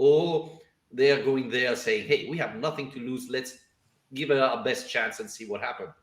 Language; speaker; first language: English; non-native, fluent; Italian